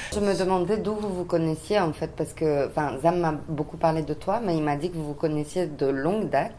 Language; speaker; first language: French; native; French